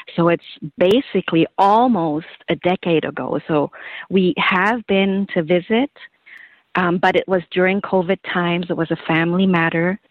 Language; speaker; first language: English; non-native, fluent; German